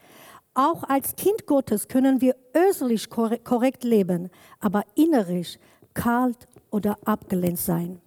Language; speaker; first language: German; non-native, learner; Kurdish